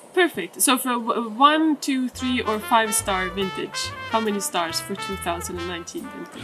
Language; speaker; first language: English; non-native, fluent; Swedish